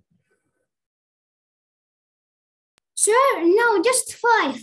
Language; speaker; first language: English; non-native, learner; Arabic